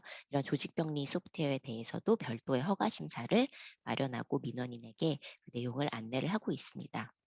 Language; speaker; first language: Korean; native; Korean